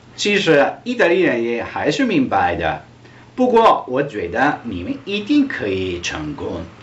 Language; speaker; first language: Chinese; non-native, fluent; Italian